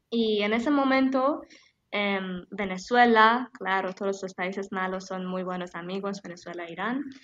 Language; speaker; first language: Spanish; non-native, fluent; Persian